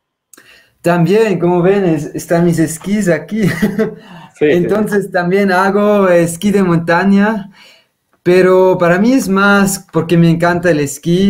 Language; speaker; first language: Spanish; non-native, fluent; Swiss German